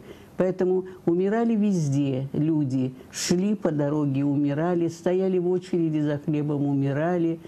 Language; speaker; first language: Russian; native; Russian